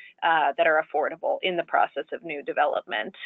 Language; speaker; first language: English; native; English